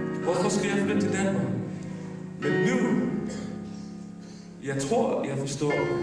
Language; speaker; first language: Danish; non-native, learner; English